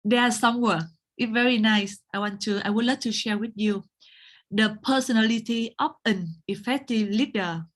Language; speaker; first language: English; non-native, learner; Vietnamese